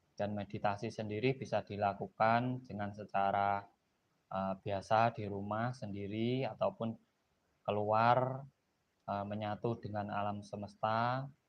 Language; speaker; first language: Indonesian; non-native, local second language; Javanese